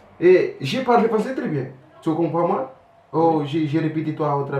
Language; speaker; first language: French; non-native, learner; Kabuverdianu